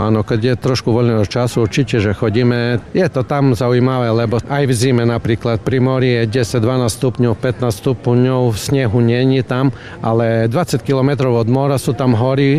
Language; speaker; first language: Slovak; non-native, fluent; Croatian